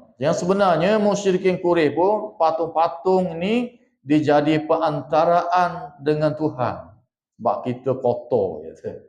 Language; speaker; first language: Malay; native; Malay